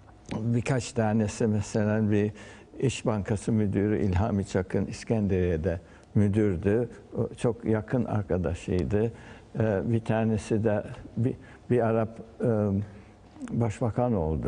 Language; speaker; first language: Turkish; early bilingual, heritage; Turkish